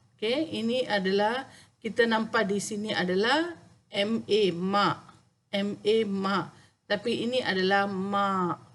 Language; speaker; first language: Malay; non-native, local second language; Tamil